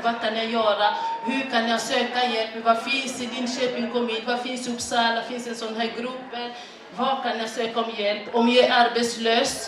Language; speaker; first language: Swedish; non-native, fluent; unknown